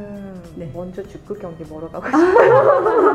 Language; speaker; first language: Korean; non-native, fluent; Japanese